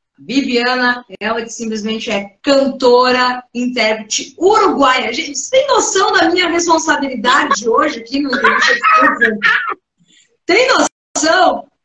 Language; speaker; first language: Portuguese; native; Portuguese